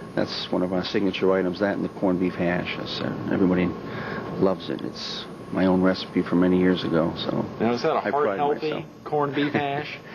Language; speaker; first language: English; native; English